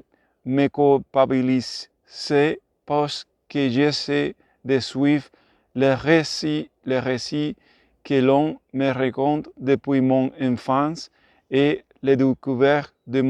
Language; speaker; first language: French; non-native, learner; Spanish